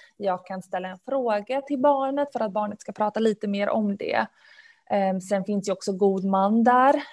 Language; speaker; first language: Swedish; early bilingual, other home language; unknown